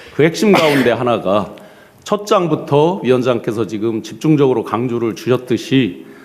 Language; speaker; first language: Korean; native; Korean